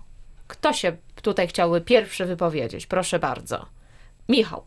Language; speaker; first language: Polish; native; Polish